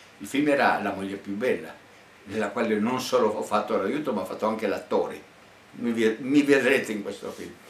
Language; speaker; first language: Italian; non-native, fluent; Spanish